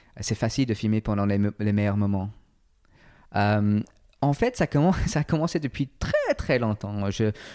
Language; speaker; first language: French; non-native, fluent; English